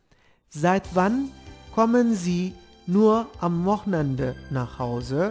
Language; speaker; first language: German; non-native, fluent; Turkish